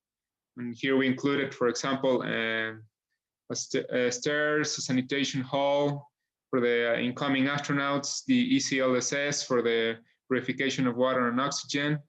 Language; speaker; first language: English; non-native, fluent; Spanish